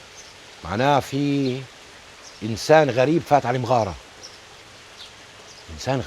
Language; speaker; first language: Arabic; native; Arabic